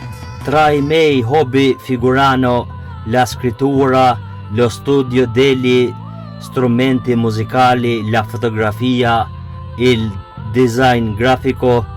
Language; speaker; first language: Italian; non-native, fluent; Albanian